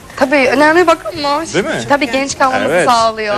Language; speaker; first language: Turkish; non-native, fluent; German